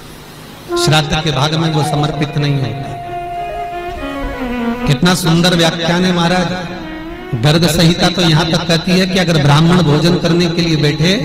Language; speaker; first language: Hindi; native; Hindi